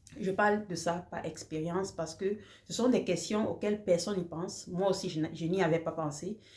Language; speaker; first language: French; native; French